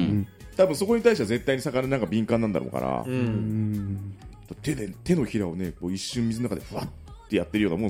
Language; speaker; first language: Japanese; native; Japanese